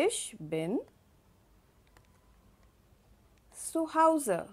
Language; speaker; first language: German; non-native, fluent; Hindi